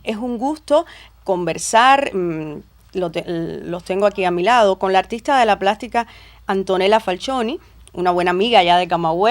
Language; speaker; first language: Spanish; native; Spanish